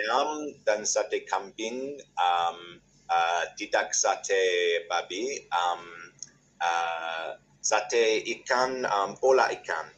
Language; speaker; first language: Indonesian; non-native, learner; English